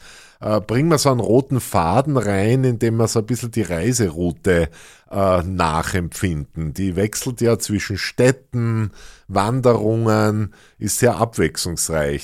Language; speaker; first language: German; native; German